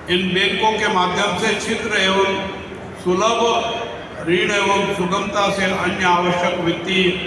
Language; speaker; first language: Hindi; native; Hindi